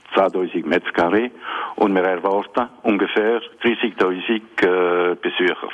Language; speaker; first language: German; non-native, local second language; Swiss German